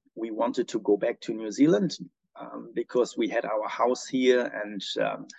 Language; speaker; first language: English; non-native, fluent; German